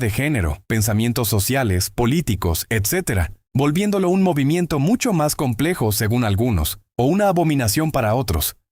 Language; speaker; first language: Spanish; native; Spanish